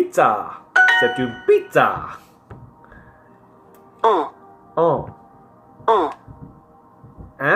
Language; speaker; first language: French; non-native, learner; English